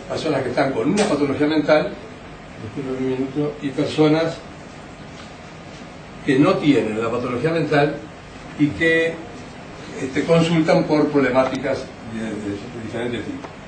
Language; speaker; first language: Spanish; native; Spanish